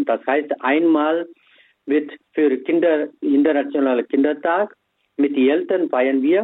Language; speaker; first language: German; non-native, fluent; Tamil